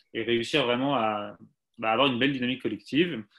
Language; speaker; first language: French; native; French